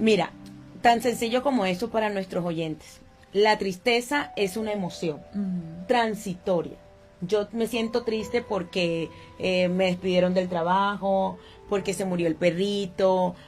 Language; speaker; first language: Spanish; native; Spanish